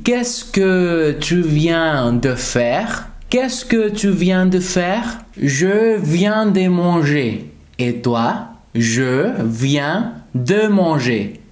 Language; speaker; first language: French; non-native, fluent; Spanish